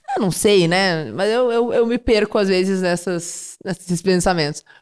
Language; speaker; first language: Portuguese; native; Portuguese